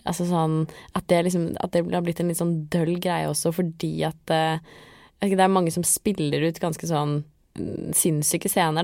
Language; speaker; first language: Norwegian; native; Norwegian